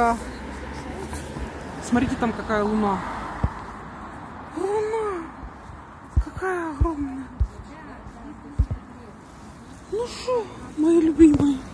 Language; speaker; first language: Russian; native; Russian